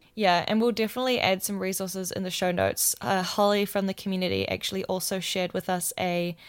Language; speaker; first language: English; native; English